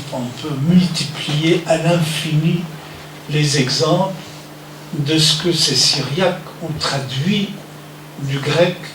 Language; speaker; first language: French; non-native, fluent; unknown